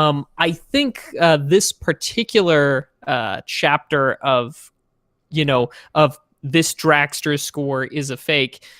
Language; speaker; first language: English; native; English